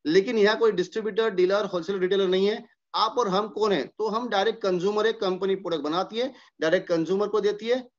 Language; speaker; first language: Hindi; non-native, local second language; Marathi